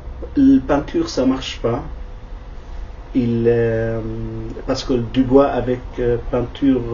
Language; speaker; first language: French; non-native, learner; Kurdish